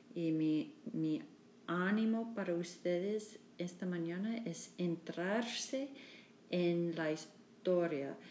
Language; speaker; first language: Spanish; non-native, learner; English